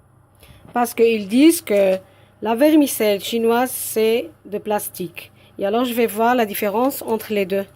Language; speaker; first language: French; non-native, local second language; Arabic